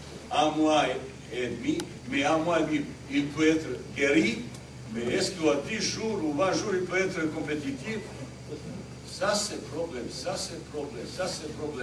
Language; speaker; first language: French; non-native, learner; Bosnian